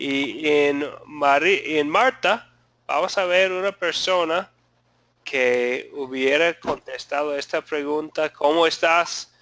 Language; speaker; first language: Spanish; non-native, fluent; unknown